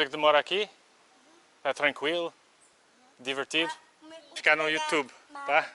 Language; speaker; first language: Portuguese; non-native, learner; English